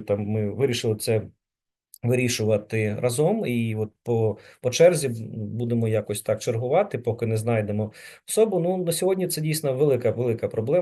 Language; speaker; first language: Ukrainian; native; Ukrainian